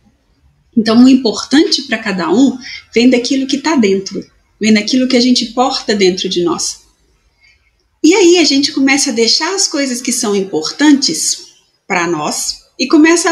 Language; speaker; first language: Portuguese; native; Portuguese